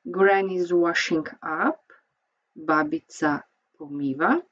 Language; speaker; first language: English; non-native, fluent; Slovenian